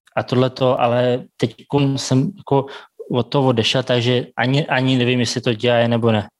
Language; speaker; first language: Czech; non-native, fluent; Russian